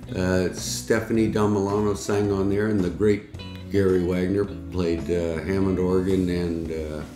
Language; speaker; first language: English; native; English